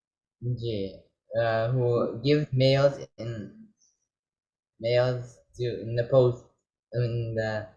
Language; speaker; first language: English; non-native, learner; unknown